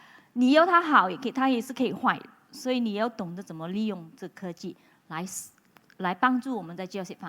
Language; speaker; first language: Chinese; non-native, local second language; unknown